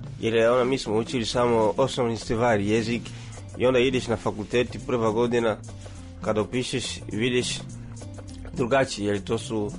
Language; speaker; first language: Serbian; non-native, fluent; Swahili